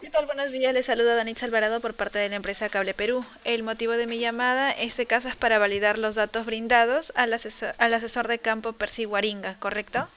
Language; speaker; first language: Spanish; native; Spanish